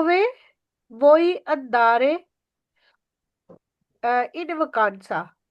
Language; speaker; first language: Italian; non-native, learner; Urdu